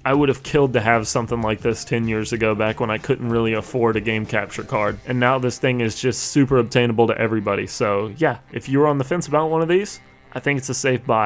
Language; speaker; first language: English; native; English